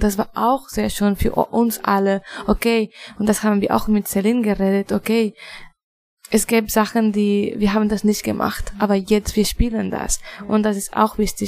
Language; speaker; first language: German; non-native, fluent; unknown